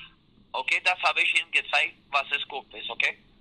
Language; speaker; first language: German; non-native, learner; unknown